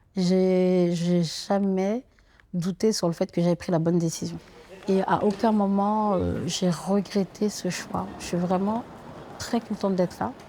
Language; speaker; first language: French; native; French